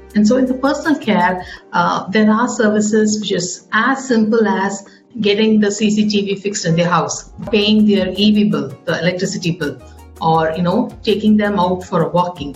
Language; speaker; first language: English; non-native, local second language; Tamil